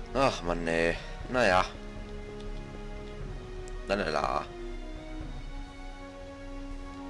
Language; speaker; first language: German; native; German